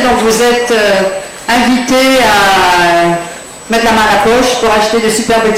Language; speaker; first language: French; native; French